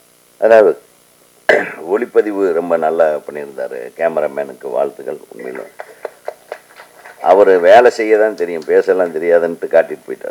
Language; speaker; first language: Tamil; native; Tamil